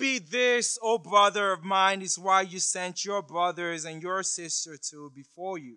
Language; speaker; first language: English; non-native, local second language; Yoruba